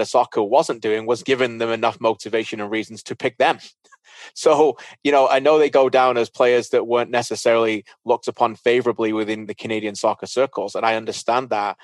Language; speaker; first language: English; native; English